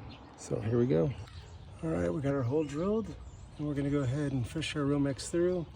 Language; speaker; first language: English; native; English